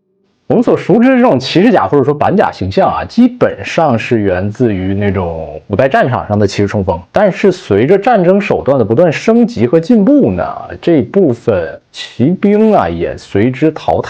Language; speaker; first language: Chinese; native; Chinese